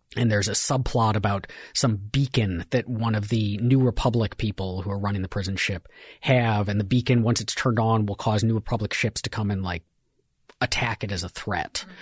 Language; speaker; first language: English; native; English